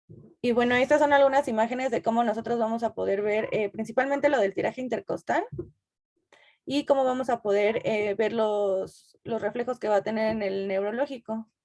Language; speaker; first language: Spanish; native; Spanish